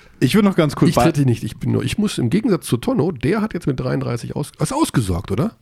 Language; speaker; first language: German; native; German